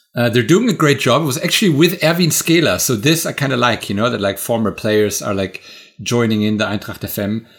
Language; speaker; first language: English; non-native, fluent; German